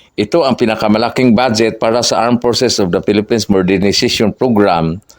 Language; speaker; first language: Filipino; non-native, local second language; Cebuano